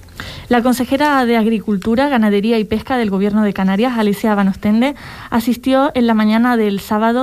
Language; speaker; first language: Spanish; native; Spanish